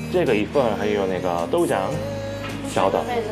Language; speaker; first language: Chinese; non-native, learner; Korean